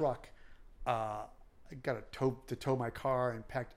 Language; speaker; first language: English; native; English